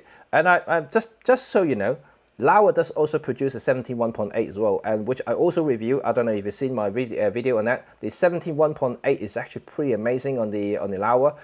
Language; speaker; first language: English; non-native, local second language; Cantonese